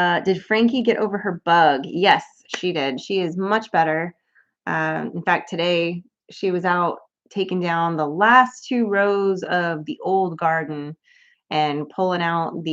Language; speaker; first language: English; native; English